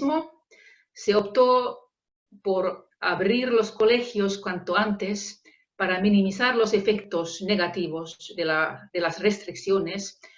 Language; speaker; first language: Spanish; non-native, fluent; Finnish